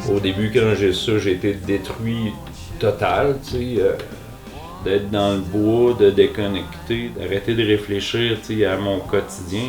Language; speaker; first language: French; native; French